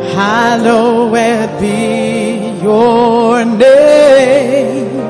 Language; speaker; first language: English; non-native, local second language; Akan